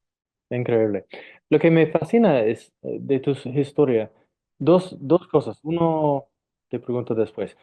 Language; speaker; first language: Spanish; non-native, fluent; English